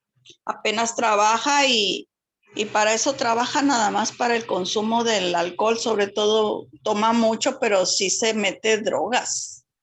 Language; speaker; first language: Spanish; native; Spanish